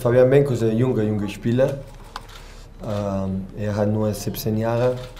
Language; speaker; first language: German; non-native, learner; Spanish